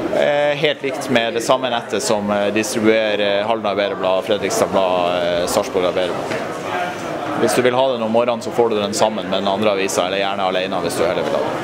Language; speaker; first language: Norwegian; native; Norwegian